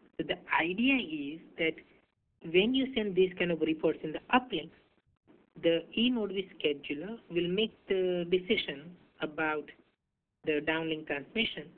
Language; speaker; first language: English; non-native, local second language; Hindi